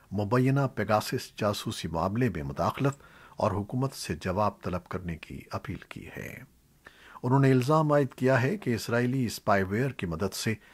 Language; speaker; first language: Urdu; native; Urdu